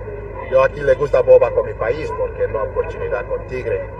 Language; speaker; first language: Spanish; non-native, learner; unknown